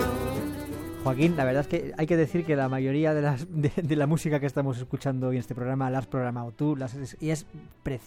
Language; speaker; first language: Spanish; native; Spanish